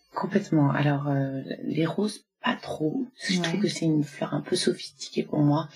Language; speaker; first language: French; native; French